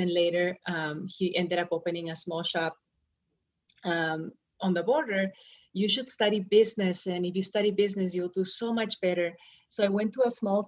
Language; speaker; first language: English; non-native, fluent; Spanish